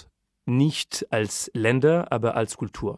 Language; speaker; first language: German; non-native, fluent; French